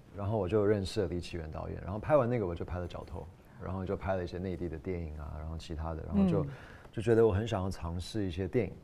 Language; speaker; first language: Chinese; non-native, fluent; English